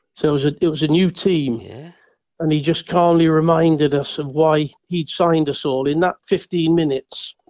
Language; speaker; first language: English; native; English